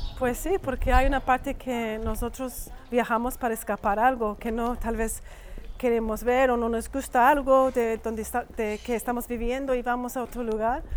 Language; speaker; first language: Spanish; non-native, fluent; English